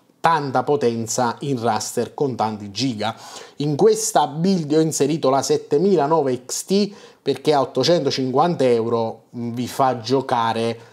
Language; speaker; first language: Italian; native; Italian